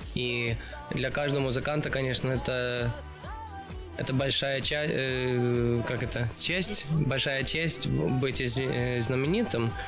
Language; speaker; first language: Russian; early bilingual, other home language; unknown